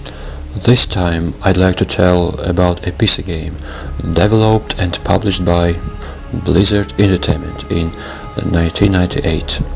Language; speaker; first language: English; non-native, fluent; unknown